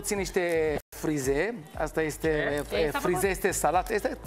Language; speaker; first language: Romanian; non-native, learner; Hebrew